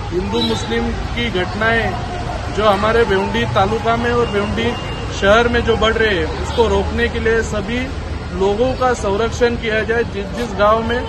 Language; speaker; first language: Hindi; non-native, local second language; Marathi